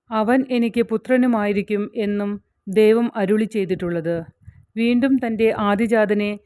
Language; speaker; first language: Malayalam; native; Malayalam